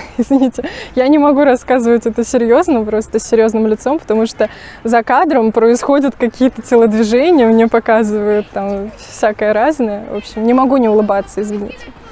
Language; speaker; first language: Russian; native; Russian